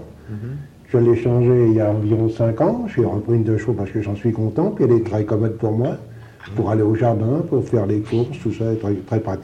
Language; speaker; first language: French; native; French